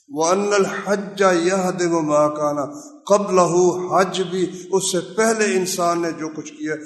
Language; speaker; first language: Urdu; non-native, local second language; Punjabi